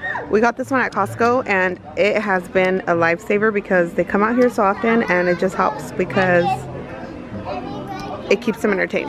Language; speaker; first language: English; early bilingual, other home language; Spanish